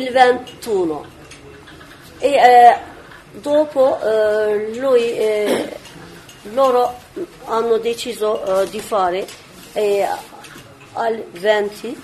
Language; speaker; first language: Italian; non-native, learner; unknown